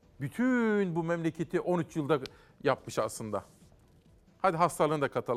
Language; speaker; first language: Turkish; native; Turkish